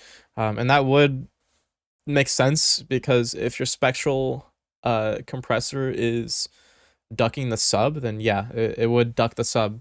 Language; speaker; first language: English; native; English